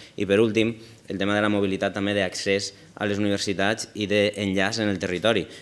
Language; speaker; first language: Catalan; native; Catalan